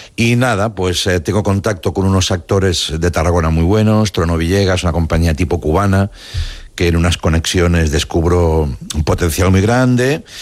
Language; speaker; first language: Spanish; native; Spanish